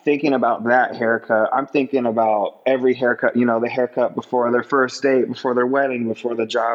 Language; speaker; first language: English; native; English